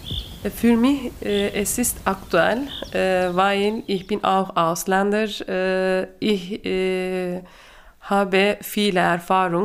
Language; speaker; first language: German; non-native, learner; Turkish